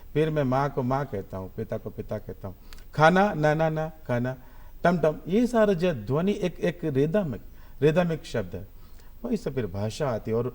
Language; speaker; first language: Hindi; non-native, local second language; Gujarati